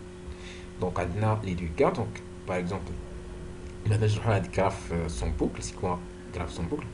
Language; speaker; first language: French; non-native, local second language; Arabic